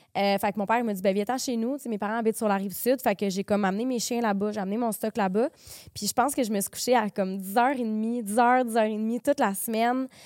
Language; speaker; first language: French; native; French